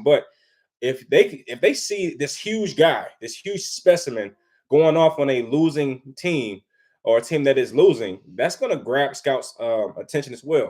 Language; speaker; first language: English; native; English